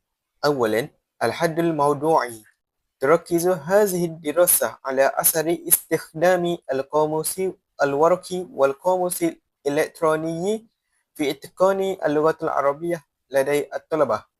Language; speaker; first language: Arabic; non-native, learner; Malay